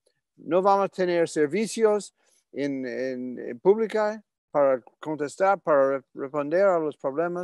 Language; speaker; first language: Spanish; non-native, fluent; English